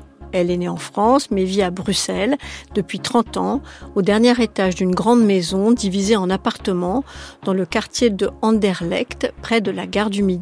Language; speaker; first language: French; native; French